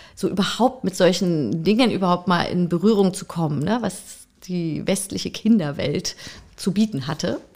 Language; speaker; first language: German; native; German